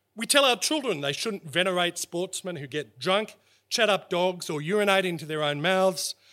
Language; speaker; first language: English; native; English